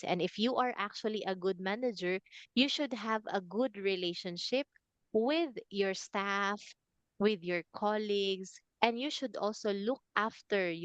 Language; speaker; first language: English; non-native, fluent; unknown